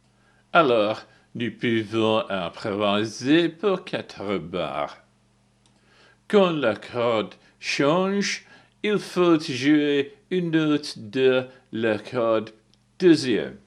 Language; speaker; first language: French; non-native, learner; English